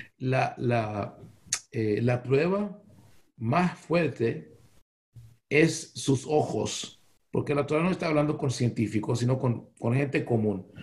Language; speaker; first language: Spanish; non-native, fluent; Hebrew